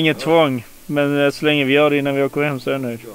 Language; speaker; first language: Swedish; native; Swedish